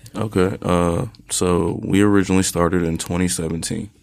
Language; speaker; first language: English; native; English